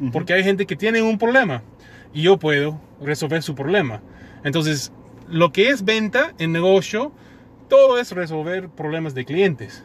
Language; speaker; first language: Spanish; non-native, fluent; English